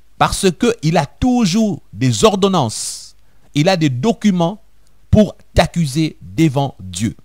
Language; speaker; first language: French; non-native, local second language; Lingala